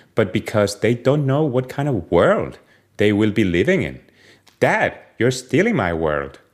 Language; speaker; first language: English; non-native, fluent; Spanish